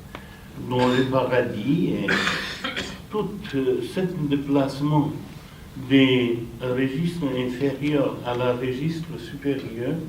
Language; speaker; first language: French; non-native, fluent; Romanian